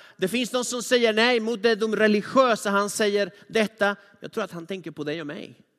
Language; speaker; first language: Swedish; non-native, fluent; Spanish